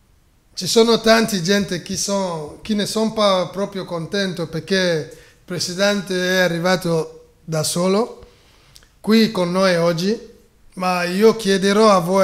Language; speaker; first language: Italian; non-native, fluent; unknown